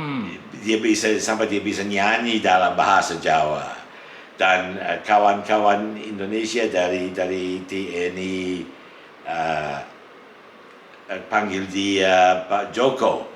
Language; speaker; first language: Indonesian; non-native, fluent; English